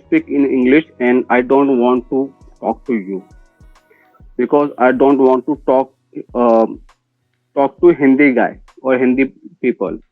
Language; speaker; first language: English; non-native, learner; Hindi